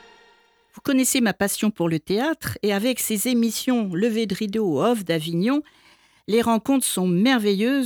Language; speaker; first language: French; native; French